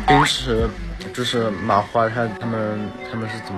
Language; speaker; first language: Chinese; non-native, fluent; Thai